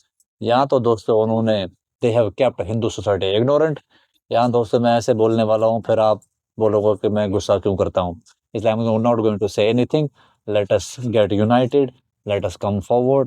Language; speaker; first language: Hindi; native; Hindi